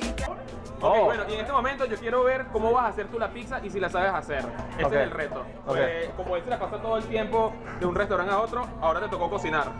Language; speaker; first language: Spanish; native; Spanish